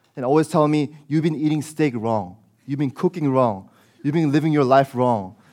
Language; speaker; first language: English; early bilingual, other home language; Korean